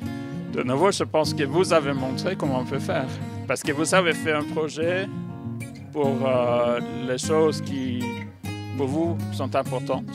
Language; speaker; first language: French; non-native, fluent; Norwegian